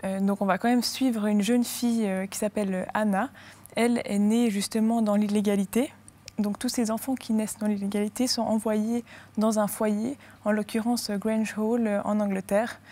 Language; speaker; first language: French; native; French